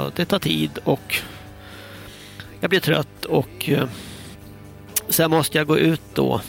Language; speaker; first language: Swedish; native; Swedish